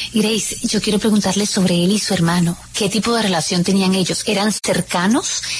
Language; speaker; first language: Spanish; native; Spanish